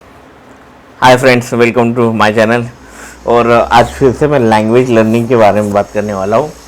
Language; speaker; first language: Hindi; non-native, local second language; Marathi